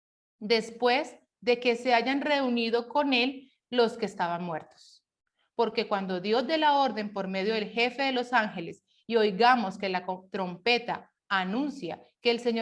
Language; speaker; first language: Spanish; native; Spanish